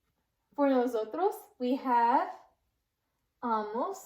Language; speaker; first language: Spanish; non-native, learner; English